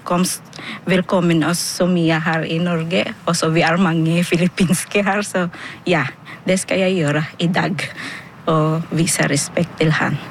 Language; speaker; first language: Norwegian; non-native, fluent; Filipino